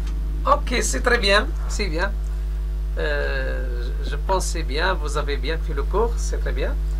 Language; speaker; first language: French; non-native, local second language; Arabic